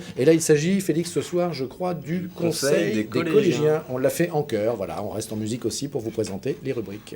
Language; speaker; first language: French; native; French